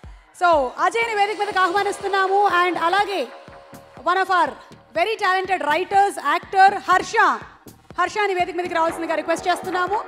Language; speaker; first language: Telugu; native; Telugu